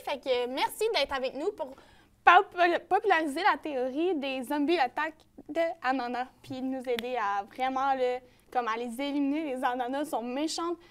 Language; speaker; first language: French; native; French